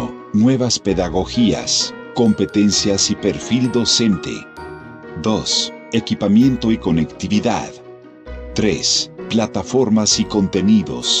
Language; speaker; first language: Spanish; native; Spanish